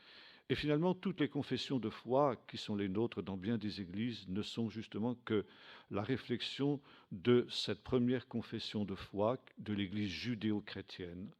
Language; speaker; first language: French; native; French